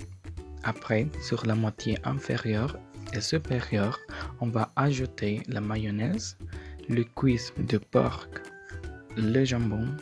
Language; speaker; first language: French; non-native, learner; Spanish